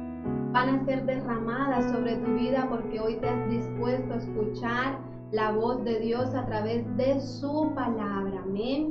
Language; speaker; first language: Spanish; native; Spanish